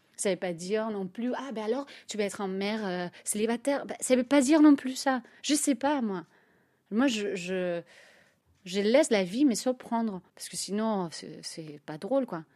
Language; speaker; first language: French; non-native, fluent; Spanish